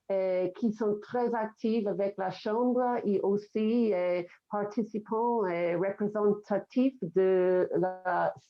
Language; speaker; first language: French; non-native, fluent; English